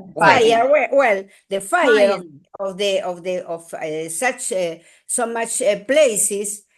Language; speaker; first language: English; non-native, learner; Spanish